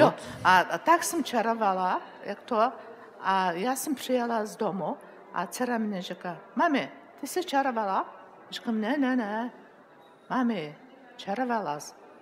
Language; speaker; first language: Czech; non-native, learner; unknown